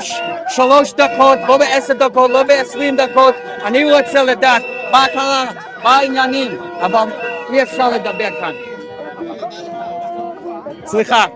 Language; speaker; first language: Hebrew; non-native, learner; English